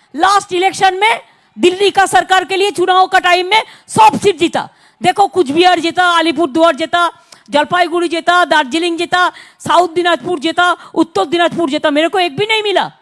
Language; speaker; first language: Hindi; non-native, local second language; Bangla